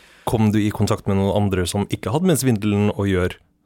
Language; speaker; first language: Norwegian; native; Norwegian